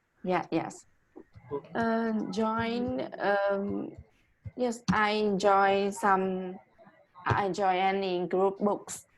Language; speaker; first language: English; non-native, learner; Vietnamese